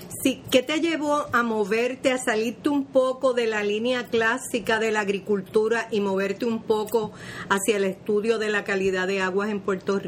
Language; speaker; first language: Spanish; native; Spanish